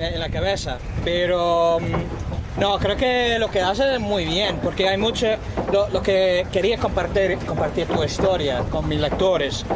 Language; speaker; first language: Spanish; non-native, fluent; English